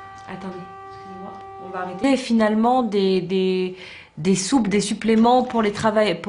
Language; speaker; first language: French; native; French